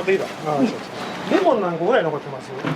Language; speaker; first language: Japanese; native; Japanese